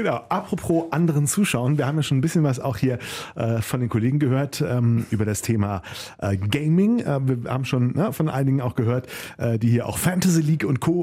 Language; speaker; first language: German; native; German